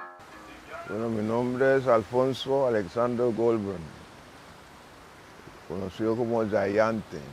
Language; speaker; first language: Spanish; non-native, local second language; English